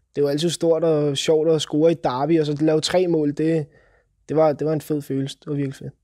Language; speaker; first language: Danish; native; Danish